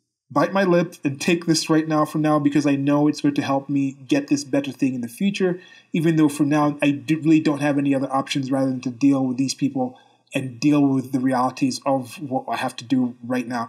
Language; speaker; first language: English; native; English